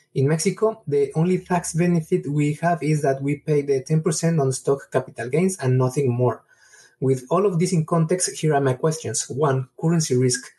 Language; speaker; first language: English; non-native, fluent; Spanish